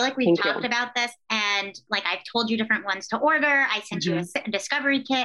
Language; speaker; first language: English; native; English